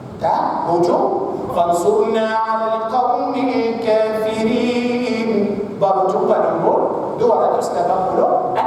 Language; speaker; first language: Malay; non-native, fluent; Arabic